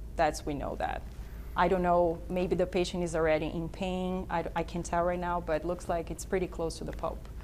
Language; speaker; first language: English; non-native, fluent; Portuguese